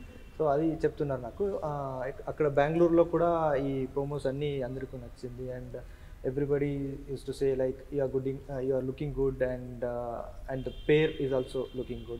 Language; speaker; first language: Telugu; non-native, learner; Kannada